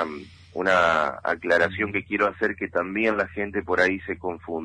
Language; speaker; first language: Spanish; native; Spanish